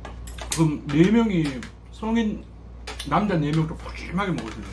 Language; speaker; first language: Korean; native; Korean